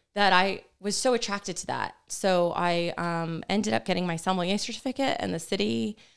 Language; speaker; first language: English; early bilingual, other home language; Italian